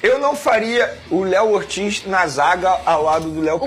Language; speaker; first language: Portuguese; native; Portuguese